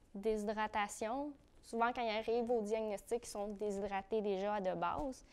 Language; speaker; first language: French; native; French